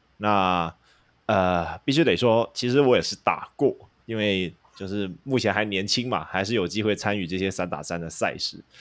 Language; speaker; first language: Chinese; non-native, local second language; Cantonese